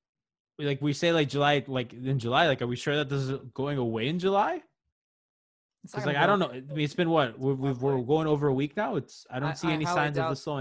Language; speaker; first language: English; native; English